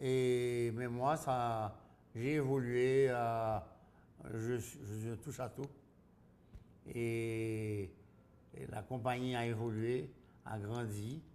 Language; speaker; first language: French; non-native, local second language; Haitian Creole